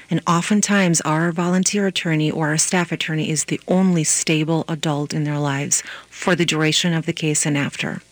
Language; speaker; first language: English; non-native, fluent; Romanian